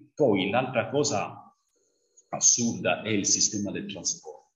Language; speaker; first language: Italian; non-native, fluent; French